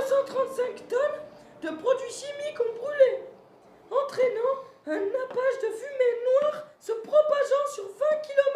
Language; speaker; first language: French; native; French